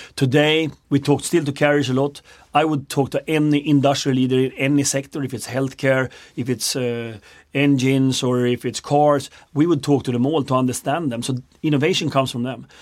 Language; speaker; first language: English; non-native, fluent; Swedish